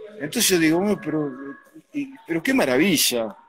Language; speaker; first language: Spanish; native; Spanish